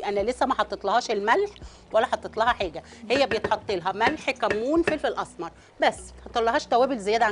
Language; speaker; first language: Arabic; native; Arabic